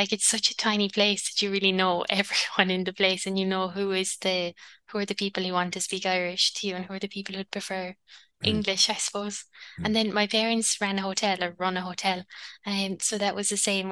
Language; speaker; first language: English; non-native, local second language; Irish